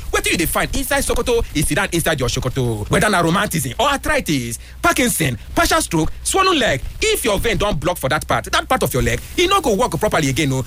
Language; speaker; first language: Nigerian Pidgin; native; Nigerian Pidgin